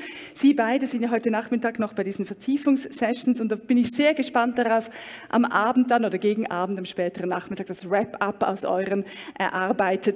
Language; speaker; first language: German; native; German